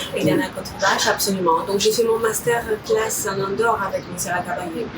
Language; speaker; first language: French; non-native, fluent; Romanian